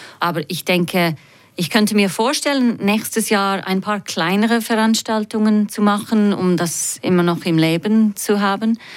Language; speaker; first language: German; non-native, fluent; English